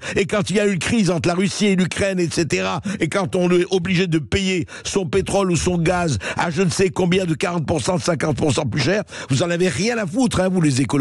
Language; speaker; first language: French; native; French